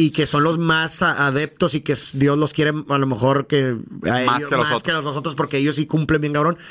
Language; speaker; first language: Spanish; native; Spanish